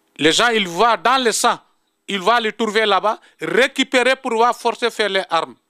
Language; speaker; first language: French; non-native, local second language; Fula